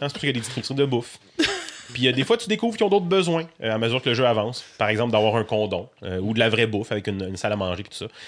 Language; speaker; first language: French; native; French